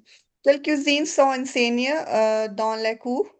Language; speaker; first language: French; non-native, learner; Punjabi